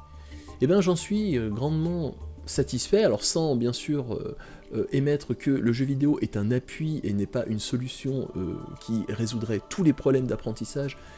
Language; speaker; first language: French; native; French